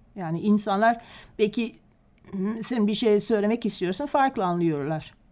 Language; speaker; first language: Turkish; non-native, fluent; Dutch